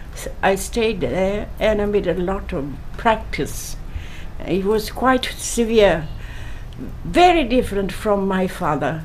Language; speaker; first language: English; non-native, fluent; Italian